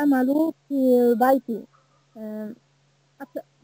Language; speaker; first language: Arabic; non-native, learner; Bangla